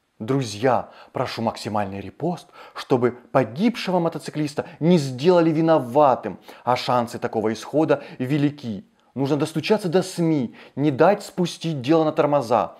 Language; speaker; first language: Russian; native; Russian